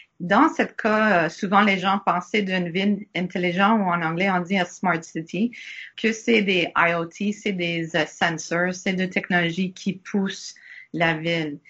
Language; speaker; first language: French; non-native, learner; English